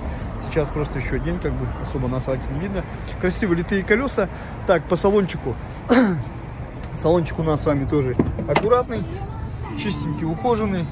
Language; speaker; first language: Russian; native; Russian